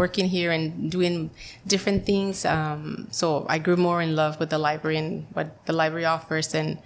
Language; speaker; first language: English; non-native, fluent; Spanish